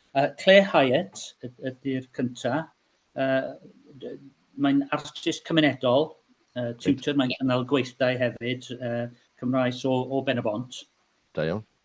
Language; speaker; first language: Welsh; non-native, local second language; English